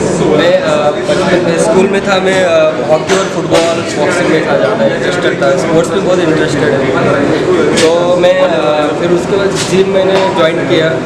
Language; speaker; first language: Hindi; non-native, local second language; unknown